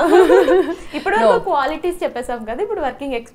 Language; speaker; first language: Telugu; native; Telugu